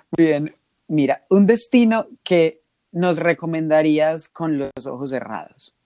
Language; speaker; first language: Spanish; native; Spanish